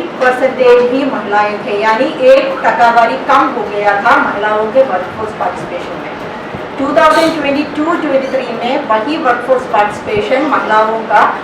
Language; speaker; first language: Hindi; non-native, local second language; Gujarati